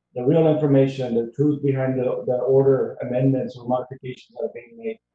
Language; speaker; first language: English; early bilingual, other home language; Spanish